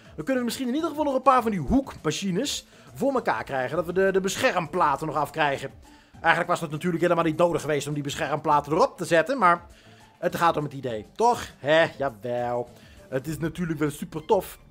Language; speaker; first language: Dutch; native; Dutch